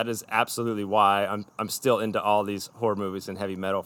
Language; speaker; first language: English; native; English